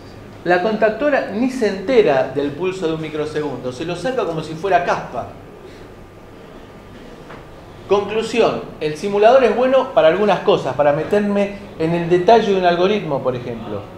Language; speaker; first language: Spanish; native; Spanish